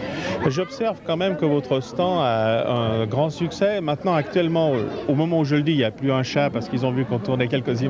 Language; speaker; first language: French; native; French